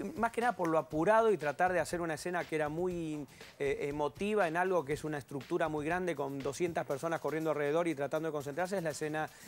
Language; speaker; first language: Spanish; native; Spanish